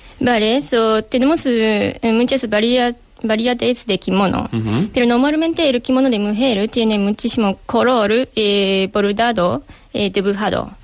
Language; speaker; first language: Spanish; non-native, learner; Japanese